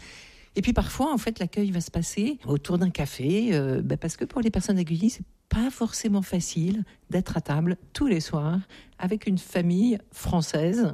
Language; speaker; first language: French; native; French